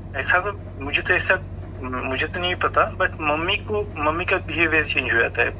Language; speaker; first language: Hindi; non-native, local second language; Bangla